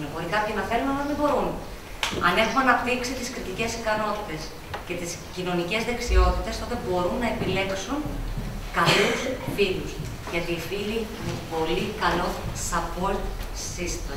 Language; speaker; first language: Greek; native; Greek